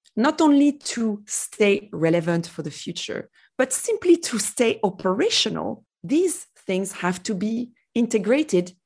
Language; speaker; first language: English; non-native, fluent; French